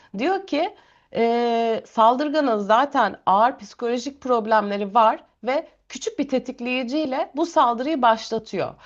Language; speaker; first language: Turkish; native; Turkish